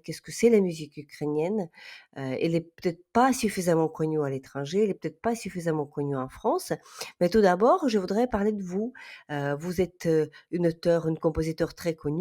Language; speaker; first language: French; non-native, fluent; Ukrainian